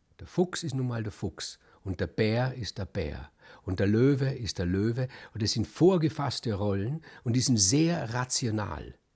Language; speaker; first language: German; native; German